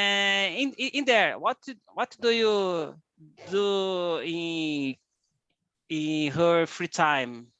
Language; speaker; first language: English; non-native, learner; Portuguese